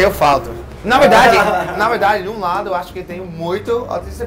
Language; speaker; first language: Portuguese; non-native, fluent; English